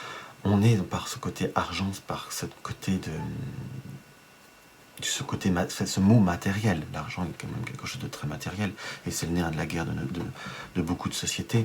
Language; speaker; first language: French; native; French